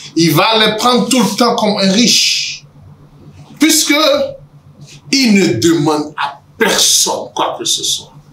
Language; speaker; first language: French; non-native, local second language; Yoruba